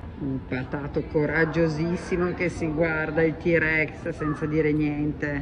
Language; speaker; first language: Italian; native; Italian